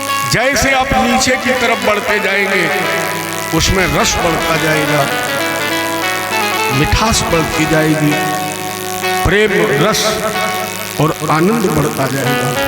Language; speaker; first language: Hindi; native; Hindi